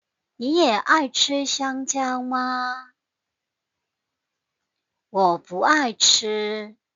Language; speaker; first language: Chinese; non-native, fluent; Burmese